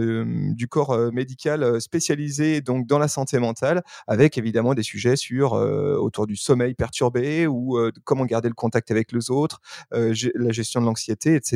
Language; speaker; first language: French; native; French